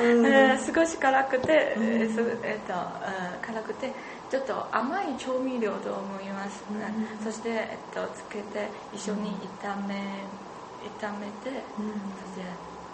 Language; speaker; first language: Japanese; non-native, learner; Chinese